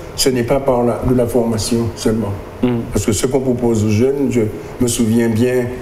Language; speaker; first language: French; native; French